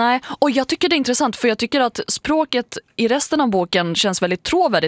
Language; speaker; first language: Swedish; native; Swedish